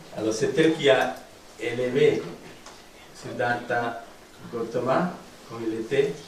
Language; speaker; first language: French; non-native, fluent; Sinhala